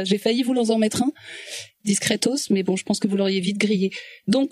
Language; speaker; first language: French; native; French